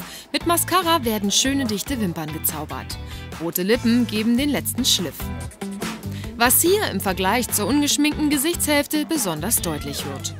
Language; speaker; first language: German; native; German